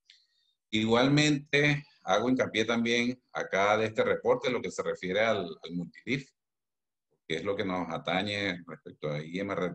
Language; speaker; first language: Spanish; native; Spanish